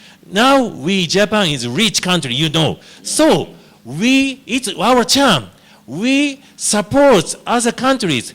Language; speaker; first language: English; non-native, learner; Japanese